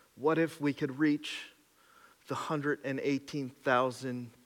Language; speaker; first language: English; native; English